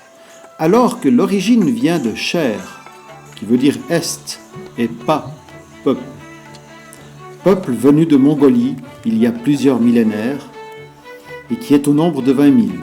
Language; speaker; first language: French; native; French